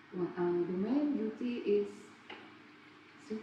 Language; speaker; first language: English; non-native, learner; Indonesian